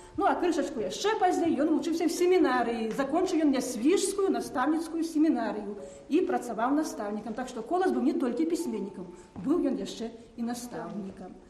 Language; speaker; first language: Belarusian; native; Belarusian